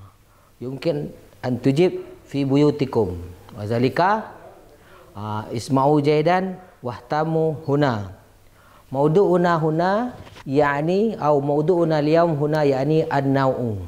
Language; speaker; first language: Arabic; non-native, fluent; Indonesian